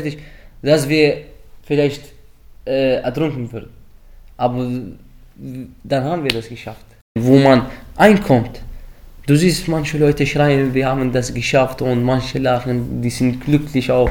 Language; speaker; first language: German; early bilingual, other home language; Arabic